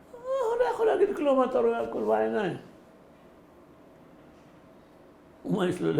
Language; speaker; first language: Hebrew; early bilingual, other home language; Arabic